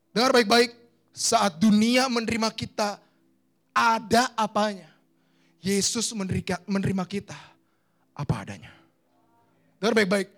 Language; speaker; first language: Indonesian; native; Indonesian